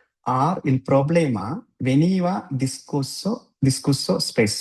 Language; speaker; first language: Italian; non-native, fluent; Tamil